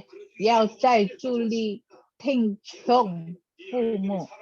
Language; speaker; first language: Chinese; non-native, learner; Indonesian